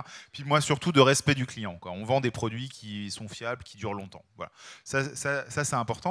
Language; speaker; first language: French; native; French